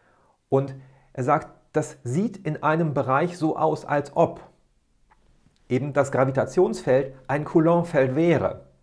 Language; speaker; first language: German; native; German